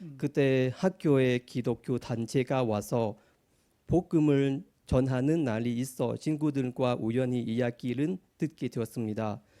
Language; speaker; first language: Korean; non-native, fluent; Thai